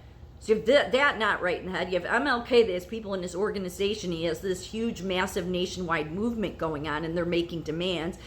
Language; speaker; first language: English; native; English